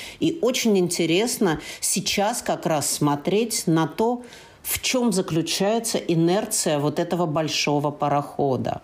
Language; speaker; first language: Russian; native; Russian